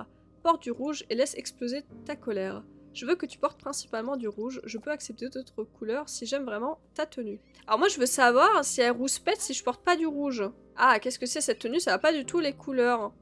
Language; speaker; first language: French; native; French